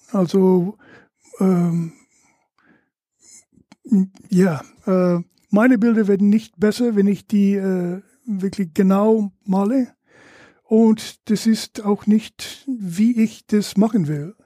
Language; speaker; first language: German; non-native, fluent; English